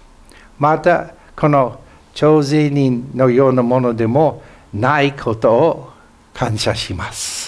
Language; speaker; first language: Japanese; non-native, fluent; English